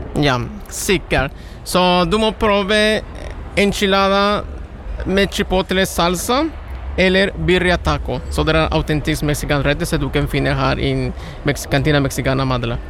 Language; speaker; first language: Norwegian; non-native, learner; Spanish